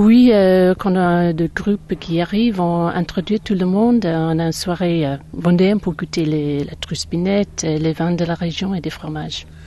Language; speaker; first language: French; non-native, fluent; English